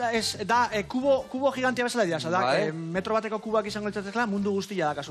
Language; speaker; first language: Basque; native; Basque